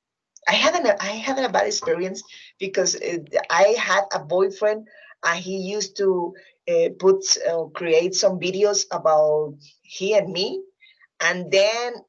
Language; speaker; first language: English; non-native, fluent; Spanish